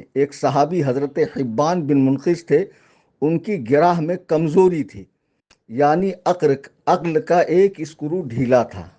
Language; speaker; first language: Urdu; native; Urdu